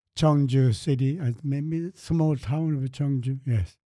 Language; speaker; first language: English; non-native, fluent; Korean